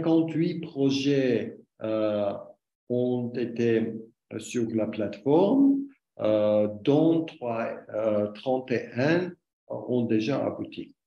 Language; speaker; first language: French; non-native, learner; Armenian